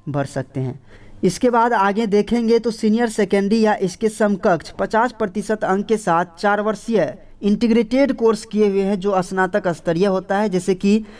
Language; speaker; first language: Hindi; native; Hindi